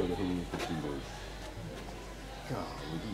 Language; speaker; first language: English; native; English